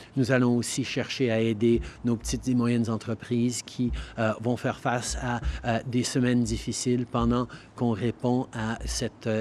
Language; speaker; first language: French; early bilingual, heritage; French